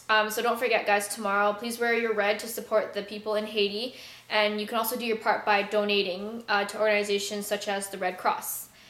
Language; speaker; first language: English; native; English